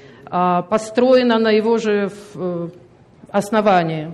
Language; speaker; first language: Russian; native; Russian